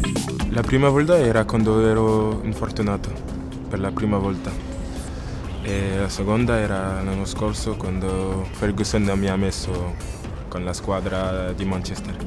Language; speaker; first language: Italian; non-native, learner; French